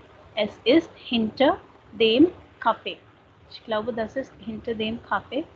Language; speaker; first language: German; non-native, fluent; Hindi